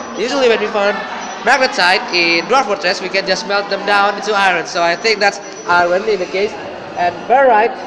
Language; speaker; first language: English; non-native, learner; Indonesian